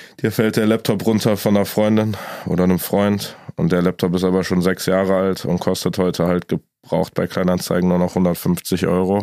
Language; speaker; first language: German; native; German